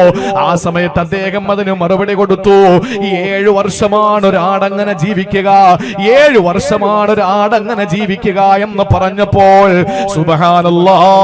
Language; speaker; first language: Malayalam; native; Malayalam